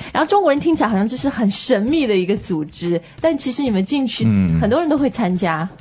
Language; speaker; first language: Chinese; native; Chinese